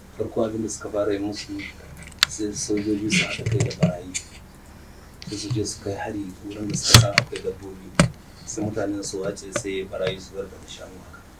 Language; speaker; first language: Hausa; non-native, local second language; Fula